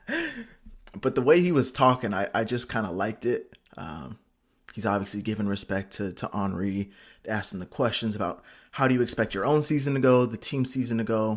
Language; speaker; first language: English; native; English